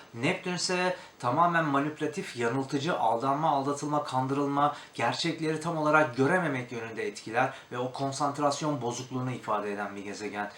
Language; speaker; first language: Turkish; native; Turkish